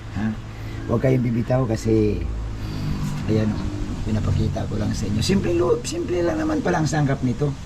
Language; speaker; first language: Filipino; non-native, local second language; Cebuano